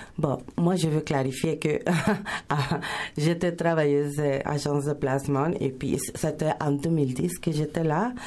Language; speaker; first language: French; non-native, fluent; Spanish